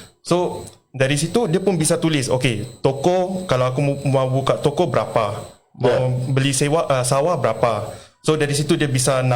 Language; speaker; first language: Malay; non-native, local second language; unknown